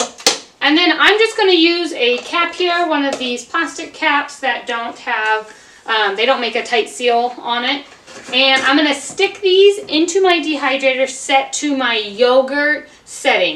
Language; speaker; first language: English; native; English